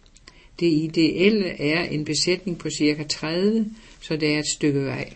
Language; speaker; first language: Danish; native; Danish